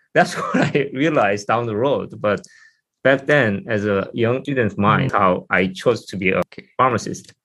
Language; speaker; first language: English; non-native, fluent; Korean